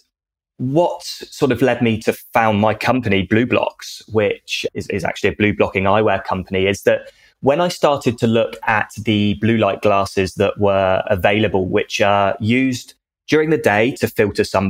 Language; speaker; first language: English; native; English